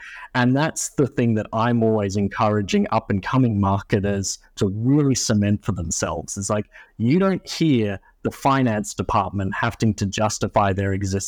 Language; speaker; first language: English; native; English